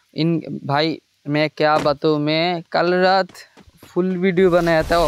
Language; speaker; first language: Hindi; non-native, local second language; Bangla